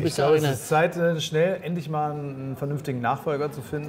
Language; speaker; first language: German; native; German